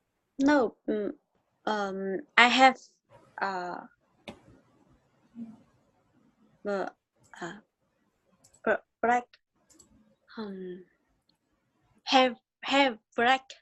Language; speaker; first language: English; non-native, learner; Vietnamese